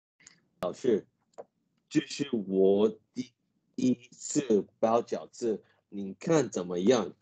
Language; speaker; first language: Chinese; non-native, learner; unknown